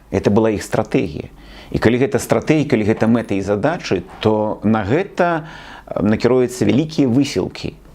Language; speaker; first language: Belarusian; native; Belarusian